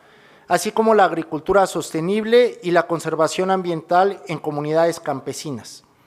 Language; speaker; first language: Spanish; native; Spanish